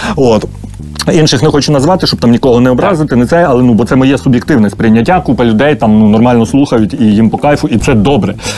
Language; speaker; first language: Ukrainian; native; Ukrainian